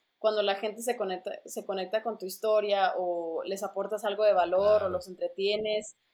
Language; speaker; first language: Spanish; early bilingual, other home language; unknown